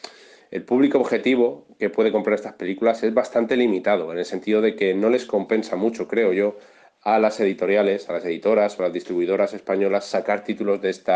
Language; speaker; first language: Spanish; native; Spanish